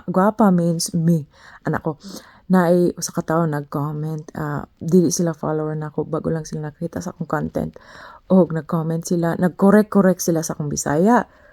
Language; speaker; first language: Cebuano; early bilingual, other home language; English